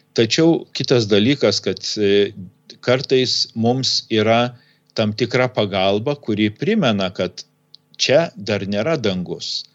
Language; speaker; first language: Lithuanian; native; Lithuanian